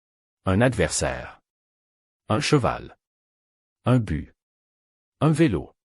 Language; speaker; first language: French; non-native, fluent; Arabic